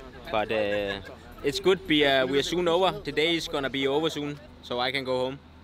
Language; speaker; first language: English; non-native, fluent; Danish